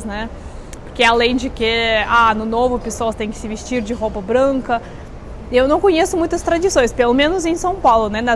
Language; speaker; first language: Portuguese; non-native, fluent; Russian